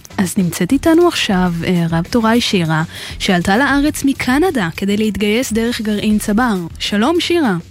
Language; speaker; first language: Hebrew; native; Hebrew